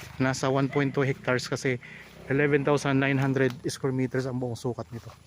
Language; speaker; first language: Filipino; non-native, local second language; Cebuano